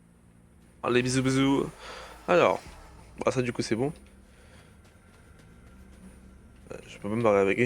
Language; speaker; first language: French; native; French